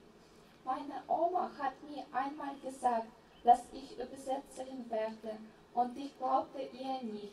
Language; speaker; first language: German; non-native, fluent; Russian